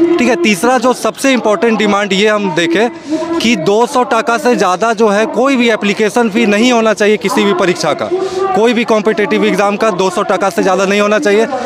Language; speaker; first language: Hindi; native; Hindi